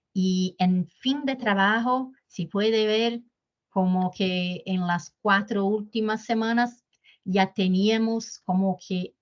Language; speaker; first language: Spanish; non-native, fluent; Portuguese